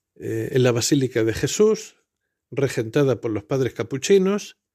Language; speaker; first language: Spanish; native; Spanish